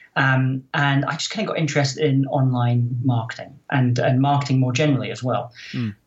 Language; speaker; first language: English; native; English